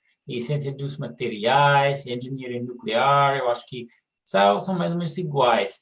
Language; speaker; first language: Portuguese; non-native, fluent; English